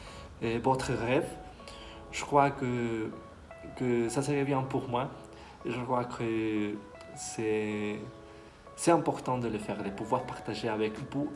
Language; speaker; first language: French; non-native, fluent; Spanish